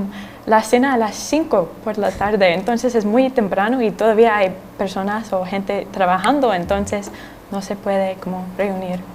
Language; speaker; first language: Spanish; non-native, fluent; English